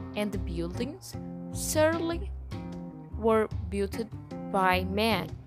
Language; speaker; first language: English; non-native, fluent; Portuguese